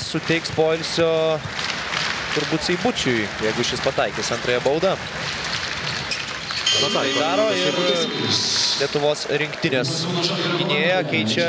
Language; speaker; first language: Lithuanian; native; Lithuanian